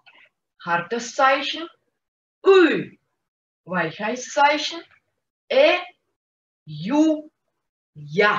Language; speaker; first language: German; non-native, fluent; Russian